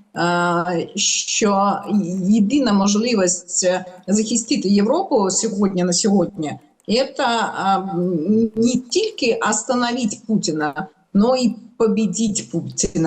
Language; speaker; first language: Ukrainian; non-native, local second language; Russian